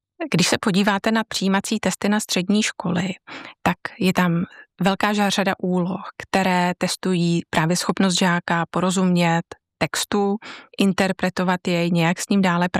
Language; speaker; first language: Czech; native; Czech